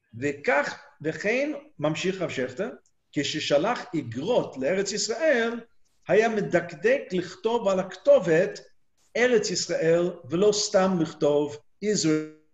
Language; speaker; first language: Hebrew; native; Hebrew